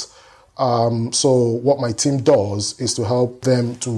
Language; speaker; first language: English; non-native, local second language; Yoruba